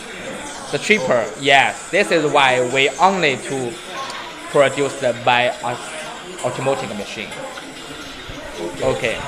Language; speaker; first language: English; non-native, learner; Chinese